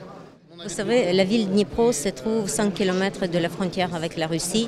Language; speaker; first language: French; non-native, fluent; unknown